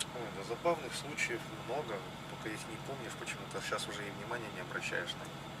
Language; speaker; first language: Russian; native; Russian